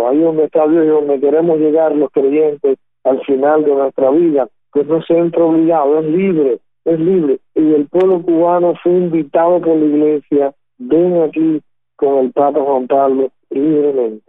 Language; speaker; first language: Spanish; native; Spanish